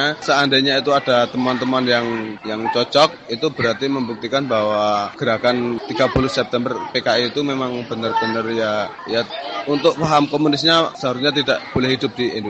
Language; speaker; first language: Indonesian; native; Indonesian